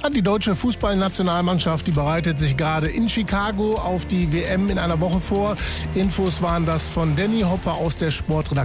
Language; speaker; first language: German; native; German